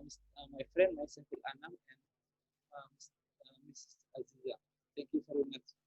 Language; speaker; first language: English; non-native, learner; Indonesian